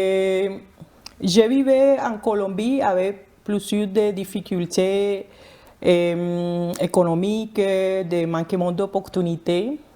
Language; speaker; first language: French; non-native, fluent; Spanish